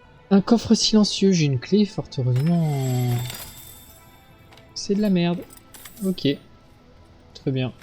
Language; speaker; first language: French; native; French